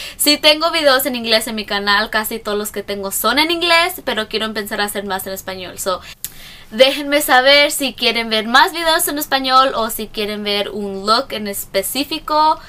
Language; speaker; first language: Spanish; early bilingual, heritage; Spanish